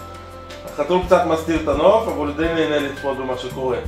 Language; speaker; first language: Hebrew; native; Hebrew